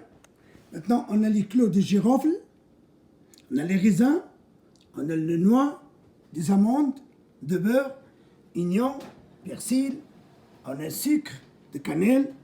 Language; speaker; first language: French; non-native, local second language; Arabic